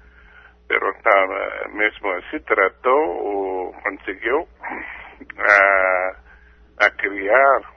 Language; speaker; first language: Spanish; non-native, fluent; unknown